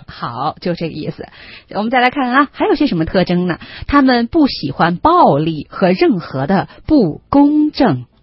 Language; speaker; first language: Chinese; native; Chinese